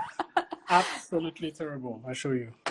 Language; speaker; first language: English; non-native, fluent; French